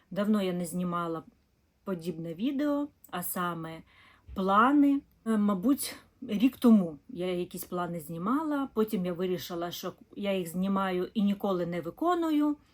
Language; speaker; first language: Ukrainian; non-native, local second language; Russian